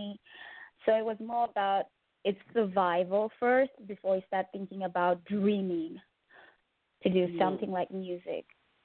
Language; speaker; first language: English; non-native, local second language; Shona